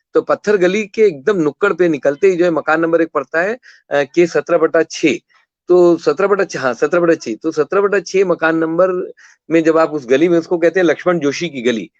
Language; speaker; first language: Hindi; non-native, local second language; Kannada